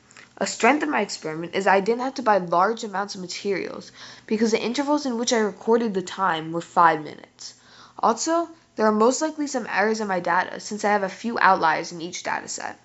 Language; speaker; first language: English; native; English